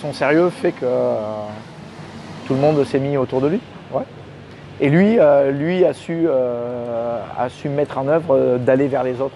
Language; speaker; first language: French; native; French